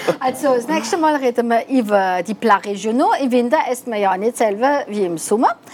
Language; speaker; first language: German; non-native, local second language; French